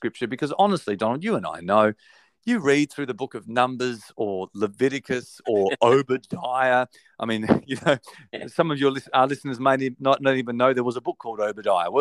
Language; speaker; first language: English; native; English